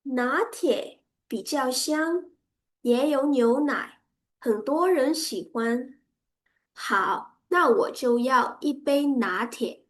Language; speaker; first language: Chinese; non-native, learner; Burmese